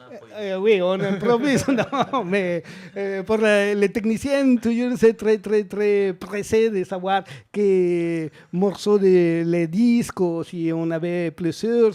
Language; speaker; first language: French; non-native, learner; Spanish